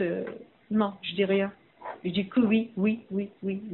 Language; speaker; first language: French; non-native, learner; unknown